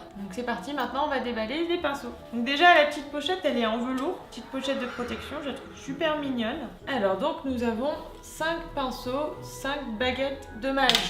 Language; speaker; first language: French; native; French